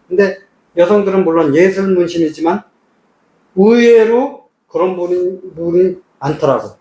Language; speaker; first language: Korean; native; Korean